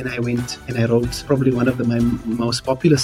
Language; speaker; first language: English; native; English